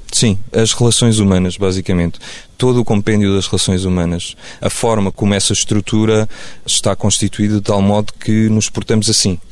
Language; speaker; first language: Portuguese; early bilingual, other home language; French